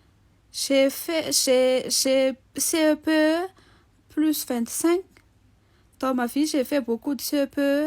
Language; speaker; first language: French; non-native, local second language; Malagasy